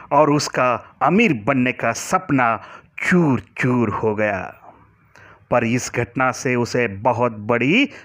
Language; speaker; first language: Hindi; non-native, local second language; Marathi